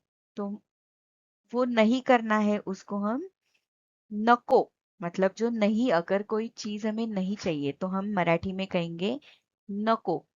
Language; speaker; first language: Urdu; non-native, local second language; Marathi